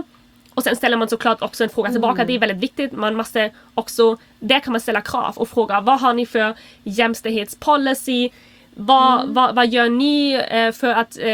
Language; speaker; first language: Swedish; non-native, fluent; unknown